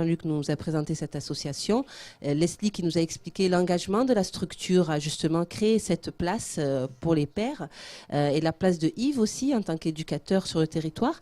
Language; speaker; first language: French; native; French